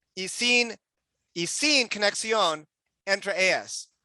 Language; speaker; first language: Spanish; non-native, learner; English